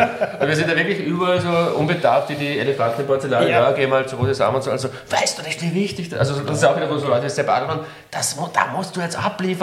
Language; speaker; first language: German; native; German